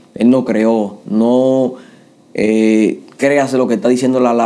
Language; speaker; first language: Spanish; native; Spanish